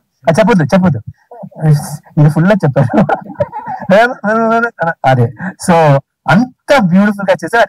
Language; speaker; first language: Telugu; non-native, learner; Tamil